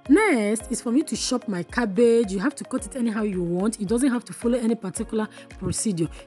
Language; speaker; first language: English; non-native, local second language; Igbo